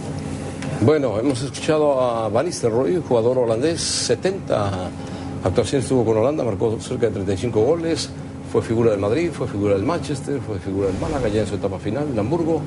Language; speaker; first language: Spanish; native; Spanish